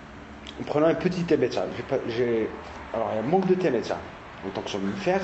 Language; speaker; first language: French; non-native, local second language; Kabyle